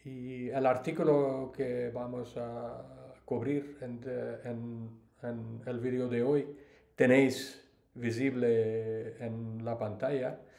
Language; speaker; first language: Spanish; non-native, learner; English